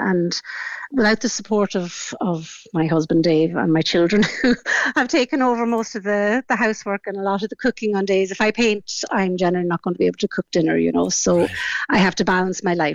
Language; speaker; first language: English; native; English